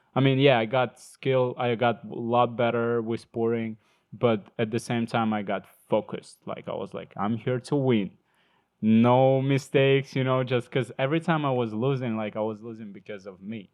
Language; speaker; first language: English; non-native, learner; Ukrainian